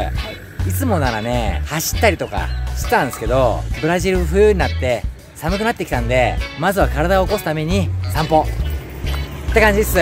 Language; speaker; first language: Japanese; native; Japanese